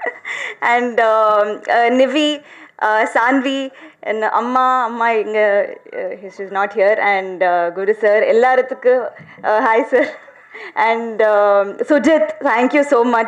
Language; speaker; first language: Tamil; non-native, learner; Telugu